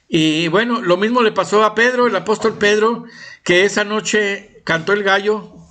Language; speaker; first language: Spanish; native; Spanish